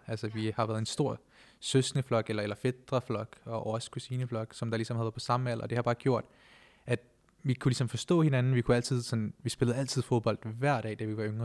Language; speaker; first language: Danish; early bilingual, other home language; Punjabi